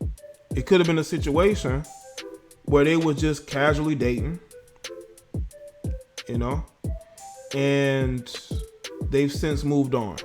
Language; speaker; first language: English; native; English